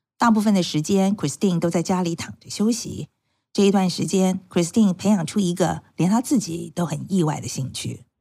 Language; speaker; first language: Chinese; native; Chinese